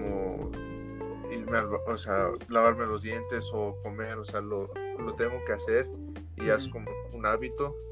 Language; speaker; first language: Spanish; early bilingual, heritage; Spanish